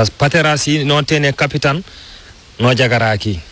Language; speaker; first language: Spanish; non-native, learner; Fula